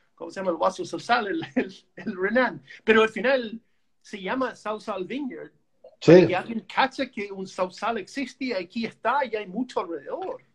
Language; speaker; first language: Spanish; non-native, fluent; English